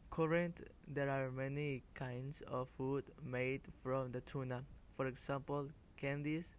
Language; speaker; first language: English; non-native, learner; Spanish